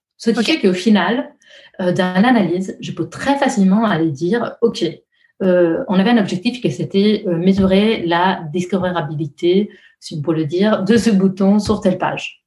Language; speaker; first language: French; non-native, fluent; Italian